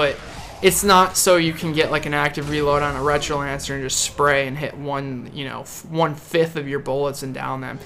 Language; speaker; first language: English; native; English